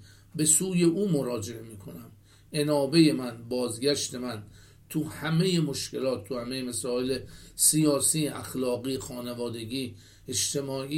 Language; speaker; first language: Persian; native; Persian